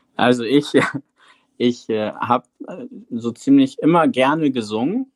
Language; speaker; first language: German; native; German